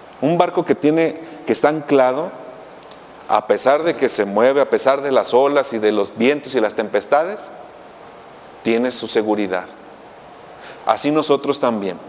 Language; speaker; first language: Spanish; native; Spanish